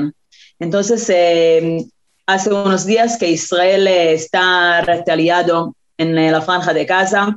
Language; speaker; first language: Spanish; non-native, fluent; Hebrew